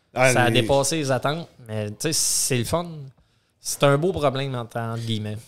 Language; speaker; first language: French; native; French